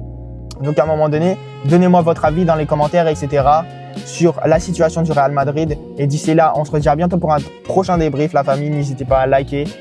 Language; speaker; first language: French; native; French